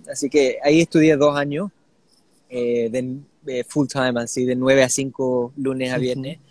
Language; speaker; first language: Spanish; early bilingual, heritage; Spanish